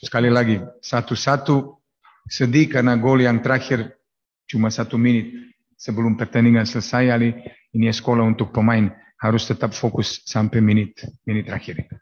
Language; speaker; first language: Indonesian; non-native, fluent; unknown